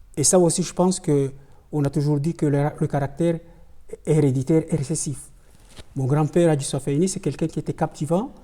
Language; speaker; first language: French; non-native, local second language; Ngazidja Comorian